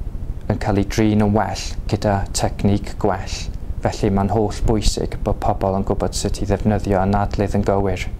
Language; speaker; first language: Welsh; non-native, local second language; English